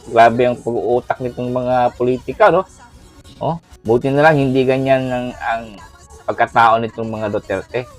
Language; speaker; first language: Filipino; non-native, local second language; Cebuano